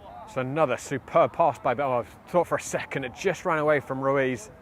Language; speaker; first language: English; native; English